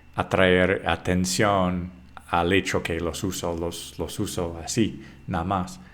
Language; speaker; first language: Spanish; non-native, fluent; English